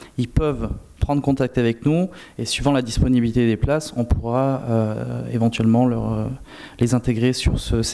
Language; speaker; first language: French; native; French